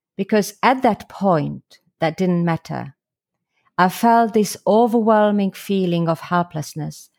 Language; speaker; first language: English; non-native, fluent; Slovak